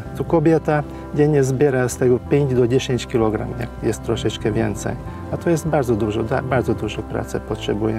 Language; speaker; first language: Polish; non-native, fluent; Hungarian